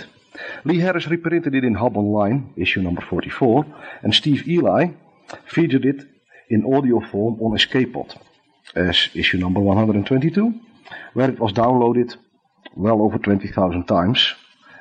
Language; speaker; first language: English; non-native, fluent; Dutch